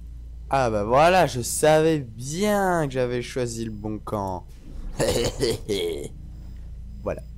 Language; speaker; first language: French; native; French